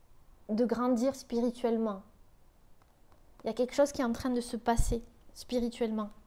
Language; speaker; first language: French; native; French